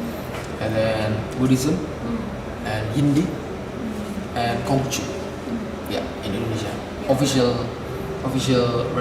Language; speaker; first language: English; non-native, fluent; Indonesian